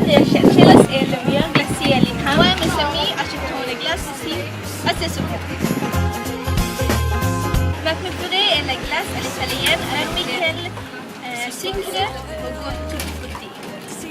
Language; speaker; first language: French; non-native, learner; Swedish